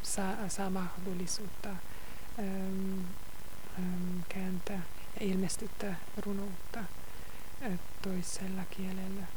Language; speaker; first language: Finnish; non-native, fluent; Hungarian